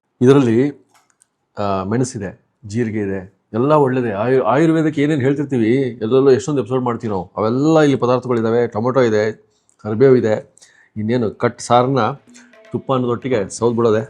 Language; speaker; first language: Kannada; native; Kannada